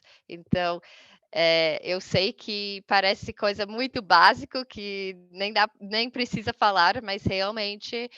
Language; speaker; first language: Portuguese; non-native, fluent; English